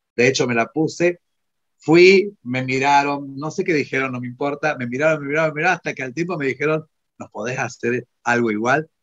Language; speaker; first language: Spanish; non-native, fluent; Italian